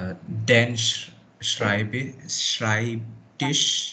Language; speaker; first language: German; non-native, learner; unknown